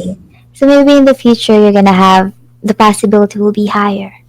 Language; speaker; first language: English; non-native, fluent; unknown